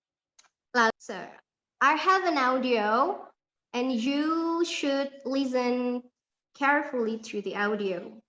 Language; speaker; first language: English; non-native, fluent; Indonesian